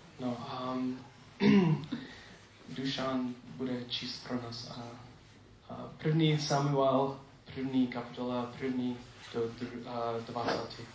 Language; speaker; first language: Czech; non-native, learner; English